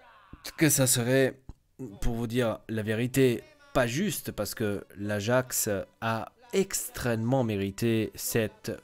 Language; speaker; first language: French; native; French